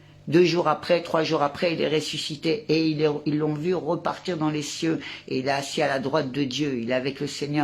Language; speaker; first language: French; native; French